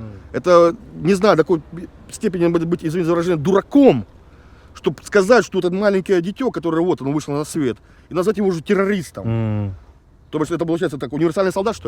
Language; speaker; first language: Russian; native; Russian